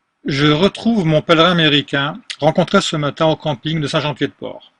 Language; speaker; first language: French; native; French